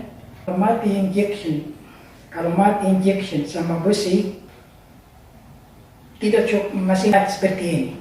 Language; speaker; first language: Indonesian; non-native, learner; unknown